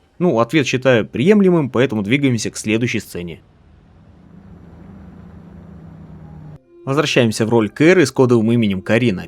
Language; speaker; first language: Russian; native; Russian